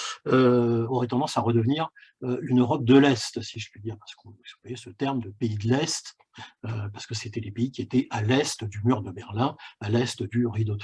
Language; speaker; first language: French; native; French